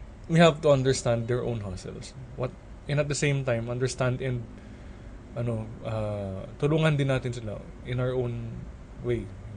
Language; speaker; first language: English; non-native, local second language; Filipino